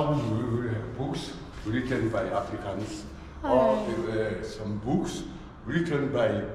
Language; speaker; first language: English; non-native, learner; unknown